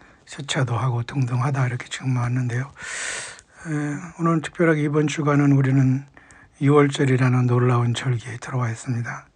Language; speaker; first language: Korean; native; Korean